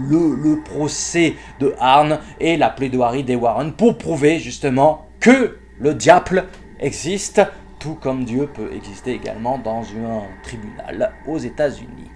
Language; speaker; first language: French; native; French